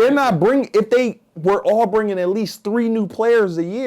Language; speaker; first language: English; native; English